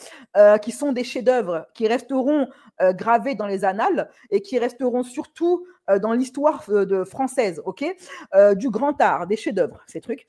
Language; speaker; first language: French; native; French